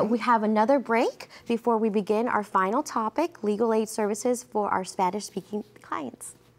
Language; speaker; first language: English; early bilingual, other home language; Spanish